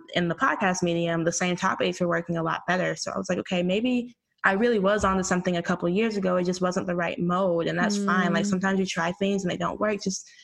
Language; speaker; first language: English; native; English